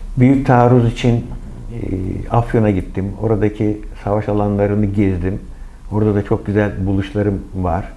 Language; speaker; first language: Turkish; native; Turkish